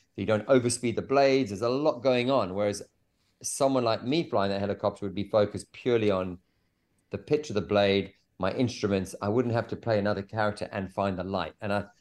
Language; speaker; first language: English; native; English